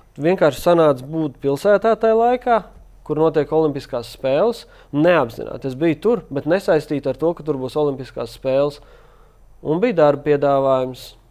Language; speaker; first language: Latvian; native; Latvian